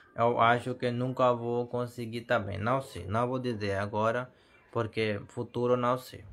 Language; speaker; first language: Portuguese; non-native, learner; Hindi